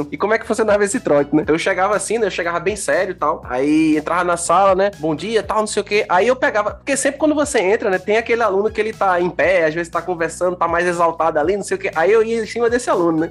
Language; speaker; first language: Portuguese; native; Portuguese